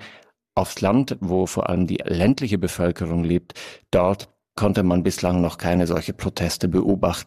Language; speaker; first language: German; native; German